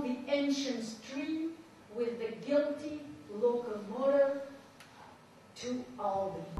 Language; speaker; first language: English; non-native, fluent; French